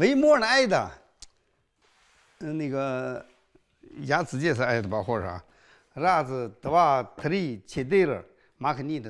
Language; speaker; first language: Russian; non-native, learner; Chinese